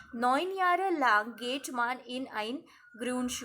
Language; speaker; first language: German; non-native, fluent; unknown